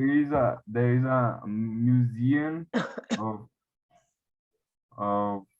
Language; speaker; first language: English; non-native, learner; Portuguese